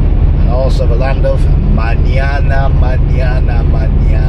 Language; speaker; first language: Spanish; non-native, learner; English